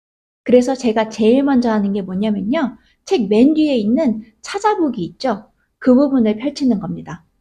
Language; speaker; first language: Korean; native; Korean